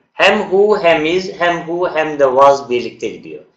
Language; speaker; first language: English; non-native, fluent; Turkish